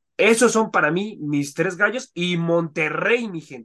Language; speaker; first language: Spanish; native; Spanish